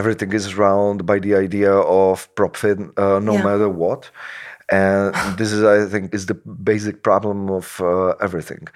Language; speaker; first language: English; non-native, fluent; Czech